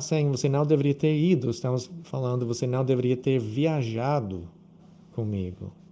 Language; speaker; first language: Portuguese; non-native, fluent; English